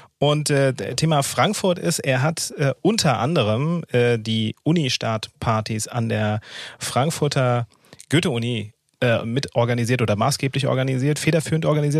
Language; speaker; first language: German; native; German